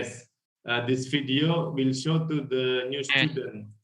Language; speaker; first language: English; non-native, learner; Indonesian